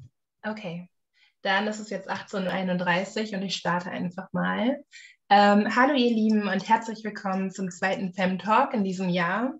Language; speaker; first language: German; native; German